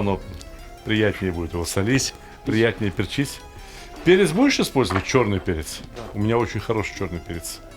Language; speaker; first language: Russian; native; Russian